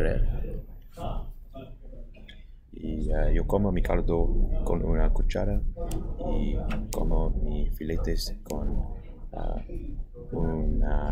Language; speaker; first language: Spanish; non-native, learner; English